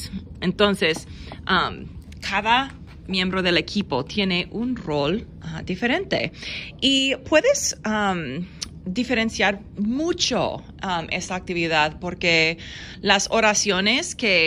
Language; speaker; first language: Spanish; non-native, fluent; English